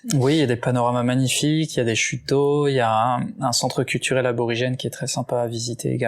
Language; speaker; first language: French; native; French